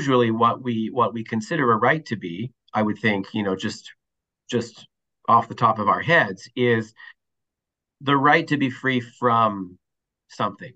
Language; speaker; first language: English; native; English